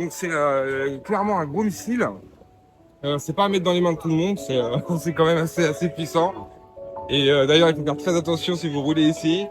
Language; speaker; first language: French; native; French